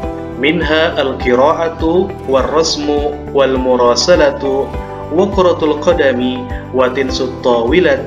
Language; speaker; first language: Arabic; non-native, fluent; Indonesian